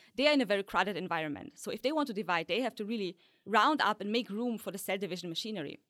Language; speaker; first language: English; early bilingual, other home language; Polish